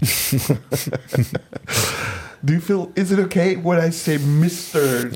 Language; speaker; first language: English; non-native, fluent; Turkish